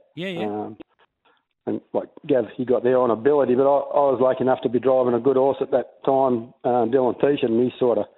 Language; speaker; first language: English; native; English